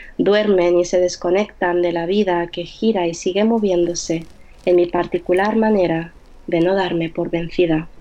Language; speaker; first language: Spanish; early bilingual, other home language; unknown